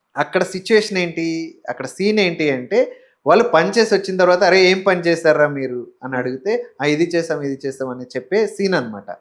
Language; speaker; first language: Telugu; native; Telugu